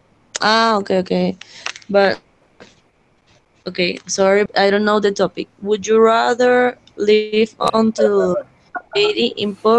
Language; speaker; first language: English; non-native, learner; Spanish